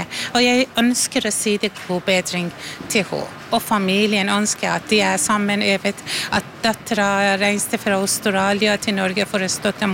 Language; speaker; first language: Norwegian; non-native, learner; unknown